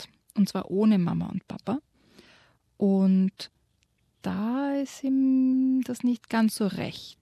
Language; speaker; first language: German; native; German